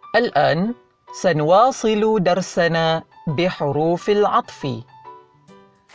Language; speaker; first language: Arabic; non-native, fluent; Malay